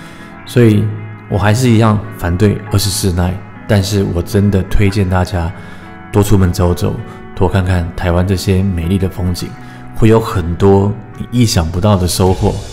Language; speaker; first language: Chinese; native; Chinese